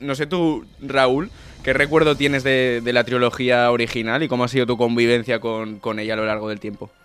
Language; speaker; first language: Spanish; non-native, local second language; Catalan